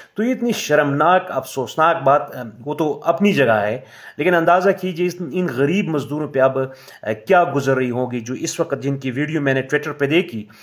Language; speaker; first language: Urdu; non-native, local second language; Pashto